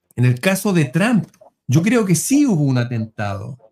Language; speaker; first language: Spanish; native; Spanish